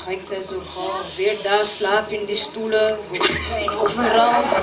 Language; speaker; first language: Dutch; early bilingual, other home language; French